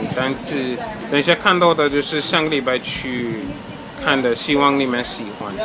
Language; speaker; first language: Chinese; non-native, fluent; English